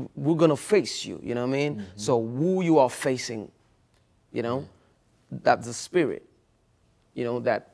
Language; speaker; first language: English; non-native, fluent; Haitian Creole